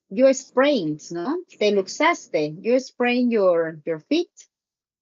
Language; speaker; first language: English; non-native, learner; Spanish